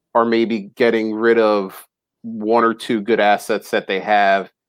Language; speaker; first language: English; native; English